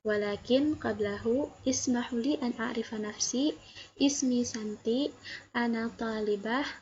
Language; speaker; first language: Arabic; non-native, learner; Indonesian